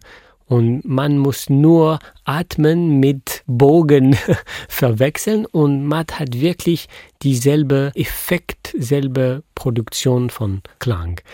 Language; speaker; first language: German; non-native, fluent; French